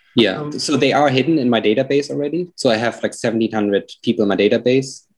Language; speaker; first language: English; non-native, fluent; German